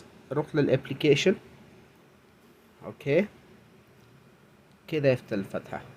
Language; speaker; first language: Arabic; non-native, learner; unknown